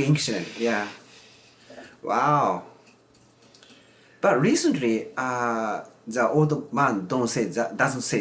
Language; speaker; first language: English; non-native, learner; Japanese